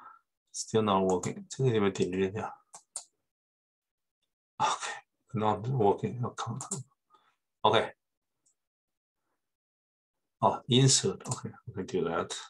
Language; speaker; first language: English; non-native, fluent; Chinese